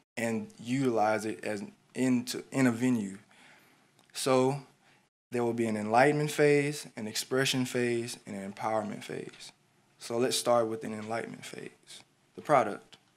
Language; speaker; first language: English; native; English